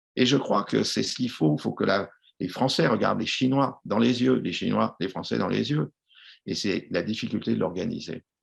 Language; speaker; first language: French; native; French